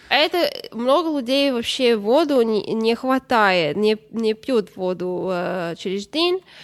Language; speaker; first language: Russian; non-native, learner; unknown